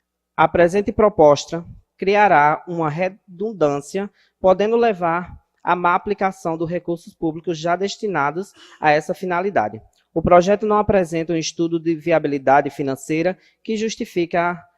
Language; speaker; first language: Portuguese; native; Portuguese